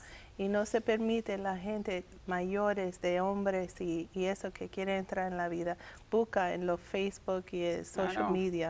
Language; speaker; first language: Spanish; early bilingual, heritage; English